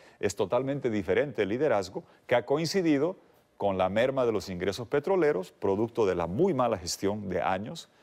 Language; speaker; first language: Spanish; native; Spanish